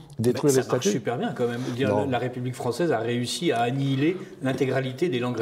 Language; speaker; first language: French; native; French